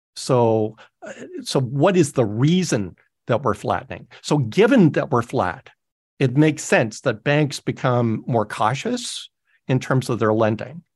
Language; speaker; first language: English; native; English